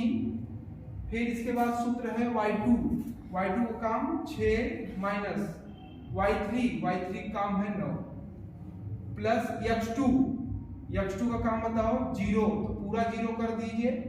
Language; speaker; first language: Hindi; native; Hindi